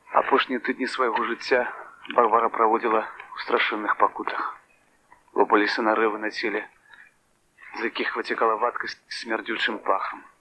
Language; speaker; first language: Belarusian; native; Belarusian